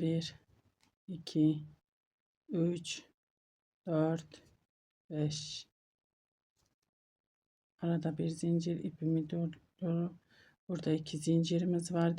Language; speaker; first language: Turkish; native; Turkish